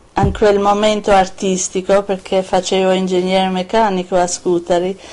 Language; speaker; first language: Italian; non-native, fluent; Albanian